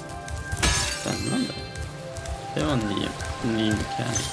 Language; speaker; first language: Swedish; native; Swedish